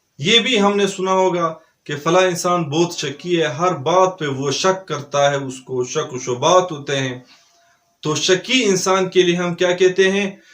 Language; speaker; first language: Urdu; non-native, local second language; Pashto